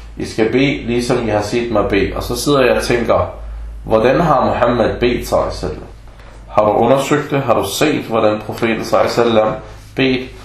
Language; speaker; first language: Danish; non-native, fluent; Arabic